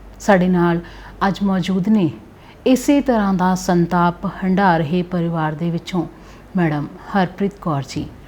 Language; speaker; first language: Punjabi; native; Punjabi